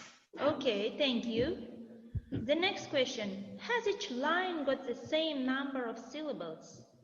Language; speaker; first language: English; non-native, fluent; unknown